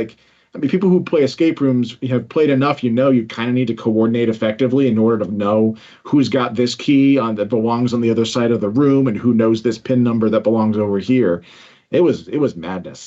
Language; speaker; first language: English; native; English